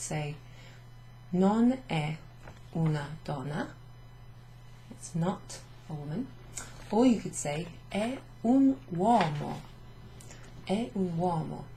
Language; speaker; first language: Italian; non-native, fluent; English